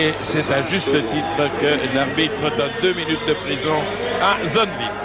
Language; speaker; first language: French; native; French